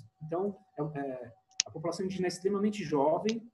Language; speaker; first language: Portuguese; native; Portuguese